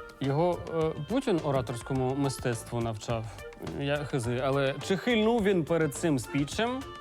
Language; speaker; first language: Ukrainian; native; Ukrainian